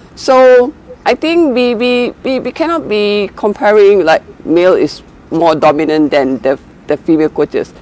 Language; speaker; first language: English; non-native, local second language; Malay